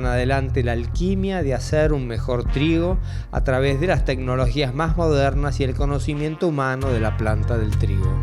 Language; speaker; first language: Spanish; native; Spanish